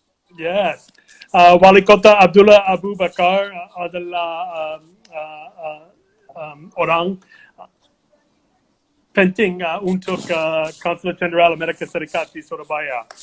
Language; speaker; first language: Indonesian; non-native, fluent; English